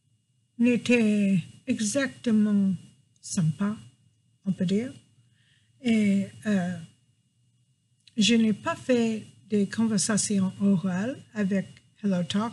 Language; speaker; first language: French; non-native, fluent; English